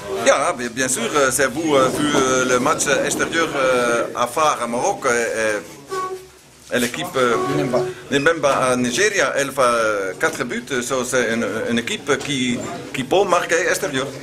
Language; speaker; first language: French; non-native, learner; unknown